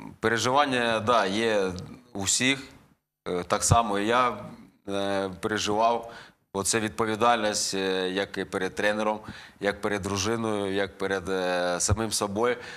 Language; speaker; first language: Ukrainian; native; Ukrainian